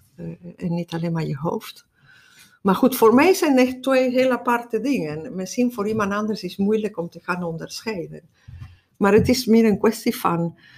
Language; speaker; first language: Dutch; non-native, fluent; Spanish